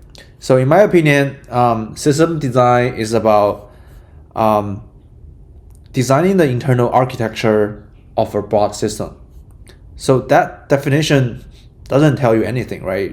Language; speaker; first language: English; non-native, fluent; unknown